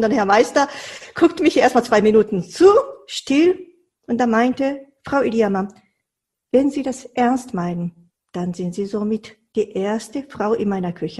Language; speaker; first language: German; non-native, fluent; Japanese